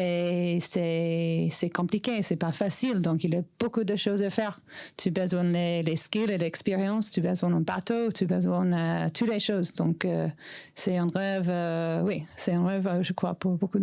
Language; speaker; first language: French; non-native, learner; English